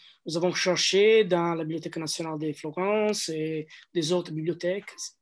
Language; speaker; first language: French; non-native, learner; Italian